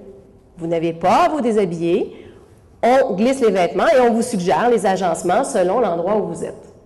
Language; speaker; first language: French; native; French